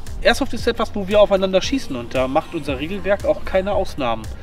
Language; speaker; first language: German; native; German